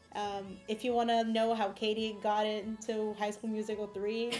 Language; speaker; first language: English; non-native, fluent; Portuguese